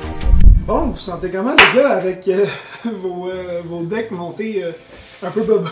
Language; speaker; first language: French; native; French